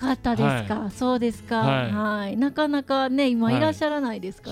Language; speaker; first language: Japanese; native; Japanese